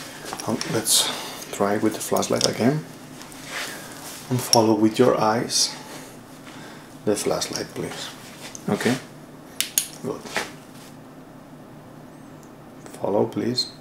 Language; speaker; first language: English; non-native, learner; Spanish